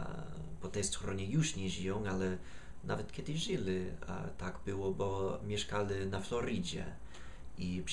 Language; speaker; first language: Polish; non-native, fluent; English